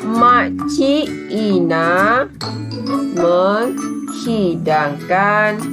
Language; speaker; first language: Malay; native; Malay